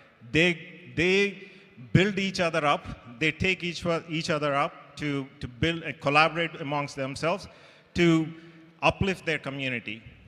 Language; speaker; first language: English; non-native, local second language; Telugu